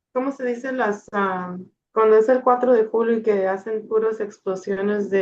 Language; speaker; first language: Spanish; early bilingual, heritage; Spanish